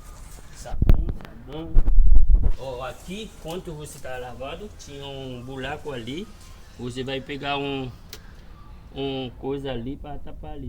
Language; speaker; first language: Portuguese; non-native, learner; Haitian Creole